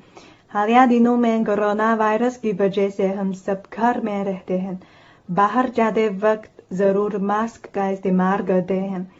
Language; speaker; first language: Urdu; non-native, learner; Chinese